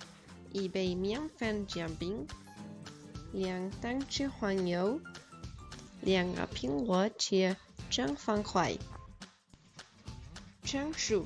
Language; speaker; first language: Chinese; non-native, learner; Spanish